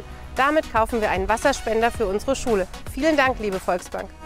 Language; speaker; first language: German; native; German